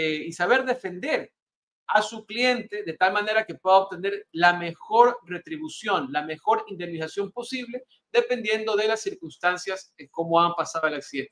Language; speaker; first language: Spanish; native; Spanish